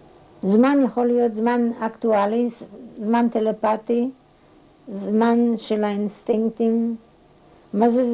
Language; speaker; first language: Hebrew; non-native, fluent; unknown